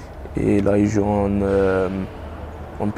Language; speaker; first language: French; non-native, learner; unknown